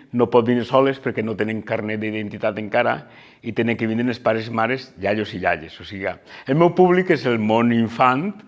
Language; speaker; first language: Catalan; native; Catalan